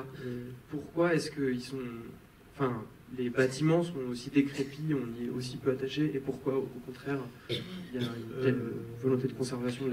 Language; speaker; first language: French; native; French